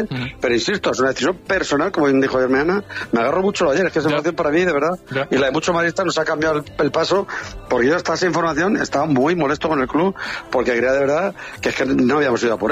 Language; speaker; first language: Spanish; native; Spanish